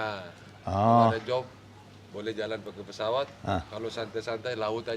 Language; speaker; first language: Indonesian; non-native, local second language; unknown